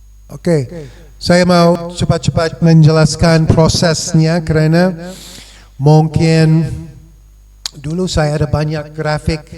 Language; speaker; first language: Indonesian; non-native, fluent; English